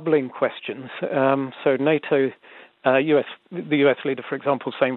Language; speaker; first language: English; native; English